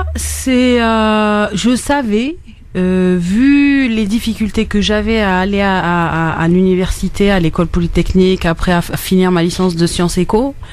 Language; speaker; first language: French; non-native, local second language; Arabic